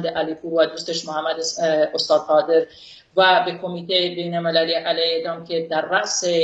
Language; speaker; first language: Persian; non-native, local second language; Kurdish